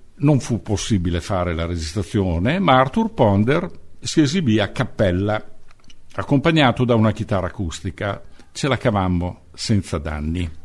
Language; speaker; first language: Italian; native; Italian